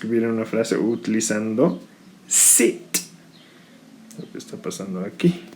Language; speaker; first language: Spanish; non-native, fluent; English